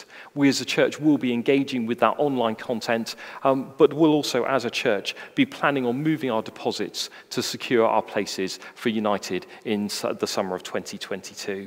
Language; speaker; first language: English; native; English